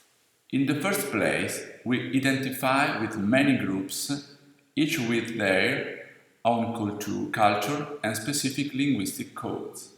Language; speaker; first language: English; non-native, fluent; Italian